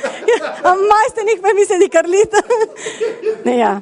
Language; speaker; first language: German; non-native, learner; Spanish